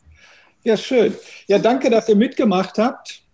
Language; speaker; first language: German; native; German